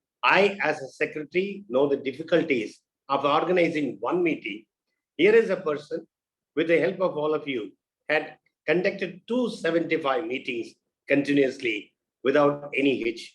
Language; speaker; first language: English; non-native, local second language; Tamil